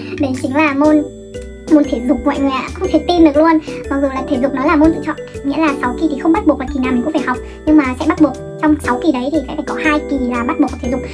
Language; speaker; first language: Vietnamese; native; Vietnamese